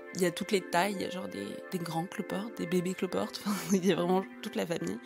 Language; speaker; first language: French; early bilingual, other home language; German